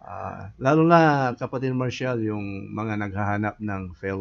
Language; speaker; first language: Filipino; native; Filipino